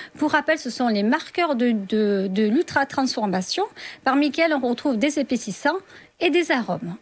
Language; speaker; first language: French; native; French